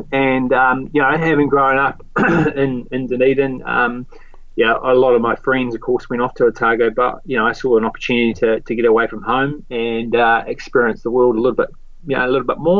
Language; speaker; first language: English; native; English